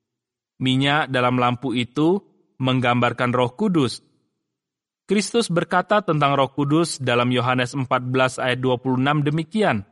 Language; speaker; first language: Indonesian; native; Indonesian